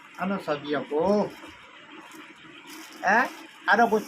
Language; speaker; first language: Filipino; non-native, learner; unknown